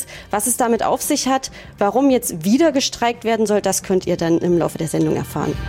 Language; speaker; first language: German; native; German